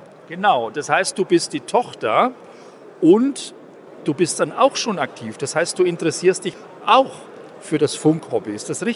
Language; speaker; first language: German; native; German